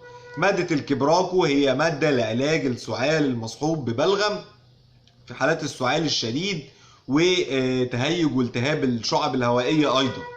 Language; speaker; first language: Arabic; native; Arabic